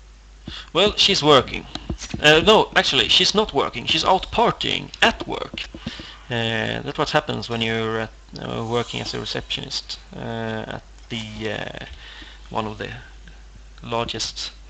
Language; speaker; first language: English; non-native, fluent; Swedish